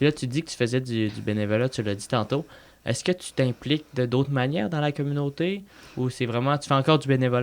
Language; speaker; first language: French; native; French